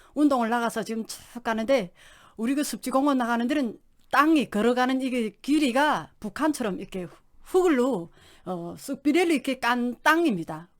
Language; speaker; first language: Korean; native; Korean